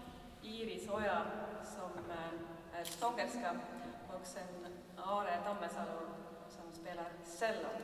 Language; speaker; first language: Swedish; non-native, fluent; Estonian